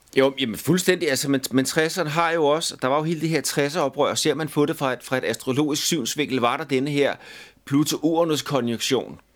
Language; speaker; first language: Danish; native; Danish